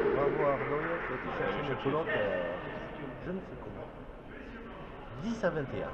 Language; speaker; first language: French; native; French